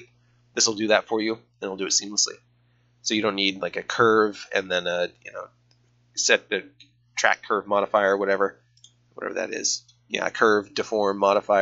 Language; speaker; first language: English; native; English